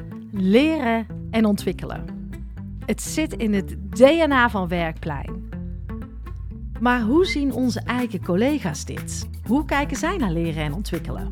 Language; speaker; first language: Dutch; native; Dutch